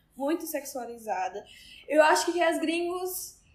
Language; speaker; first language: Portuguese; non-native, learner; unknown